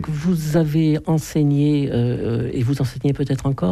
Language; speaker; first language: French; native; French